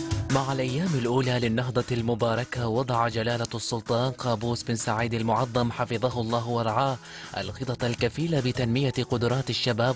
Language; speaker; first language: Arabic; native; Arabic